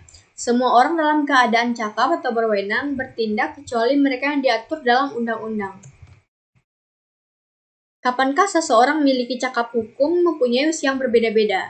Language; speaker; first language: Indonesian; native; Indonesian